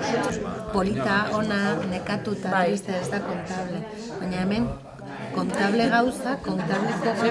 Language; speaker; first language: Basque; non-native, local second language; Spanish